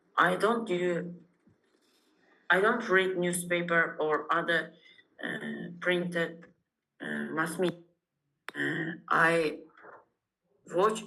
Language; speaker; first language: English; non-native, learner; Uzbek